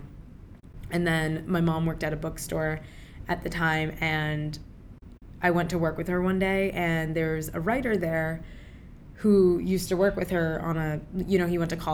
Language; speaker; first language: English; early bilingual, other home language; Urdu